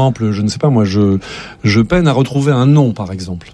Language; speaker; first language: French; native; French